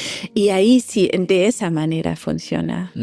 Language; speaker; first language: Spanish; non-native, fluent; German